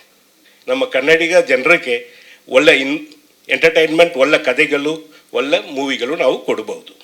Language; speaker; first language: Kannada; non-native, learner; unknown